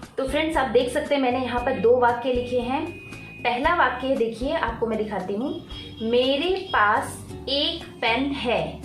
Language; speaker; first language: Hindi; native; Hindi